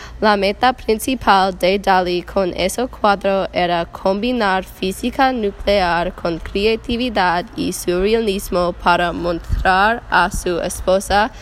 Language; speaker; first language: Spanish; non-native, learner; English